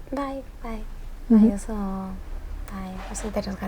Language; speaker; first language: Basque; non-native, local second language; Spanish